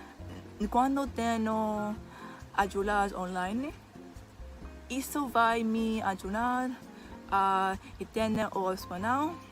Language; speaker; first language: Portuguese; non-native, learner; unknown